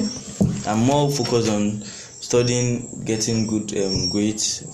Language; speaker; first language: English; non-native, local second language; Yoruba